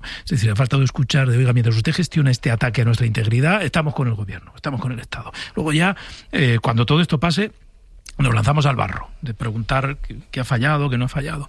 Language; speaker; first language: Spanish; native; Spanish